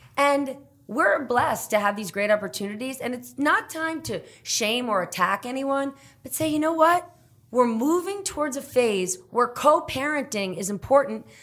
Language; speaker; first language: English; native; English